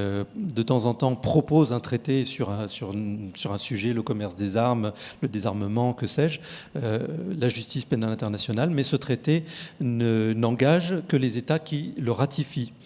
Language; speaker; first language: French; native; French